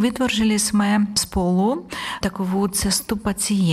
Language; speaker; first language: Czech; non-native, learner; Ukrainian